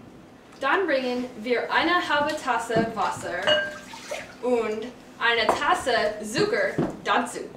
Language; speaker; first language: German; non-native, learner; English